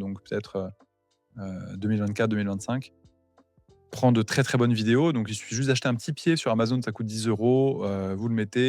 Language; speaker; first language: French; native; French